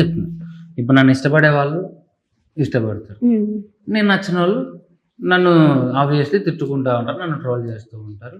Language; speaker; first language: Telugu; native; Telugu